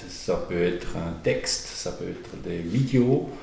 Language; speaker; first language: French; non-native, learner; German